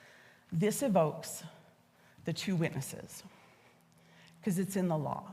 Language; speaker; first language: English; native; English